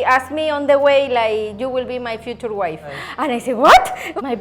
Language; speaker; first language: English; non-native, learner; Spanish